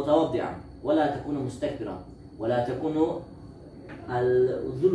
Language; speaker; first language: Arabic; non-native, learner; Uzbek